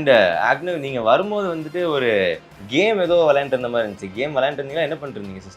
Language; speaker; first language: Tamil; native; Tamil